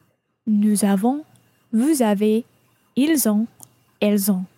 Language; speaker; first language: French; non-native, learner; English